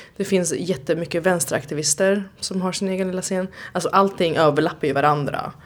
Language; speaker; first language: Swedish; early bilingual, other home language; Persian